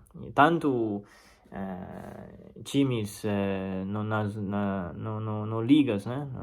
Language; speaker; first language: Portuguese; non-native, fluent; Chinese